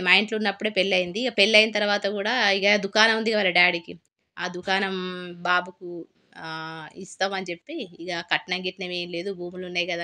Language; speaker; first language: Telugu; native; Telugu